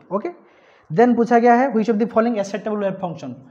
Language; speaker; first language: Hindi; non-native, local second language; Odia